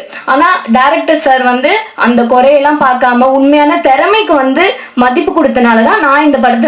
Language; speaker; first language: Tamil; native; Tamil